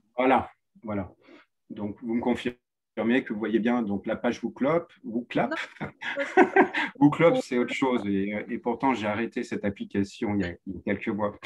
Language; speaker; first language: French; native; French